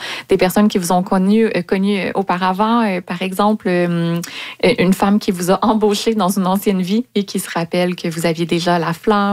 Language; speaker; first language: French; native; French